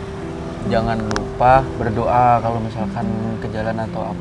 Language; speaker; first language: Indonesian; native; Indonesian